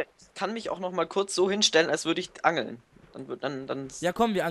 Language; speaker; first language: German; native; German